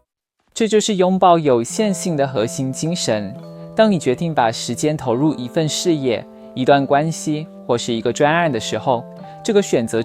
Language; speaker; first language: Chinese; native; Chinese